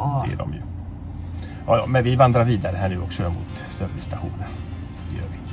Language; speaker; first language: Swedish; native; Swedish